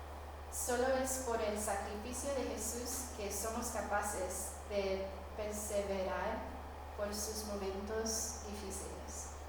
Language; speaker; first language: Spanish; non-native, fluent; English